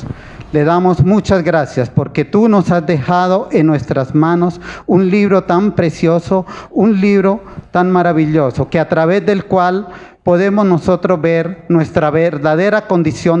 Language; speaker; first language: Spanish; native; Spanish